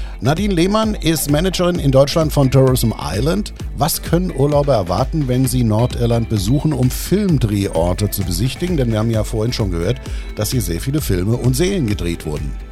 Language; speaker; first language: German; native; German